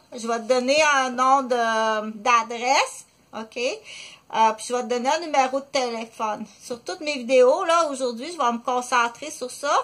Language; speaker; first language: French; native; French